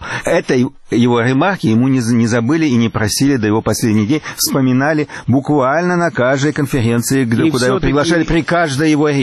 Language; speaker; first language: Russian; native; Russian